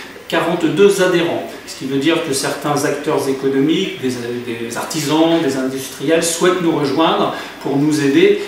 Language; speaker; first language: French; native; French